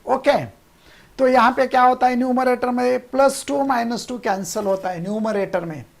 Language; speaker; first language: Hindi; non-native, local second language; Marathi